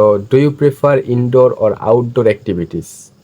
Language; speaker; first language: English; non-native, fluent; Bangla